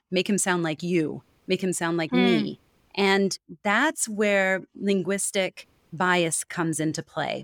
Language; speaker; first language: English; native; English